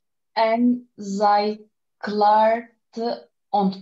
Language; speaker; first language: Dutch; non-native, learner; Turkish